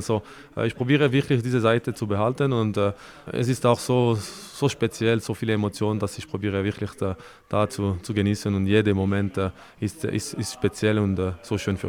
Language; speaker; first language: German; non-native, local second language; French